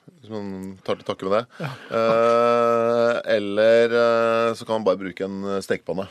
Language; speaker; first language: Norwegian; native; Norwegian